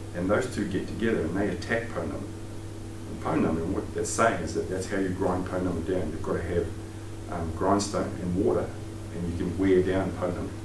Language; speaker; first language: English; native; English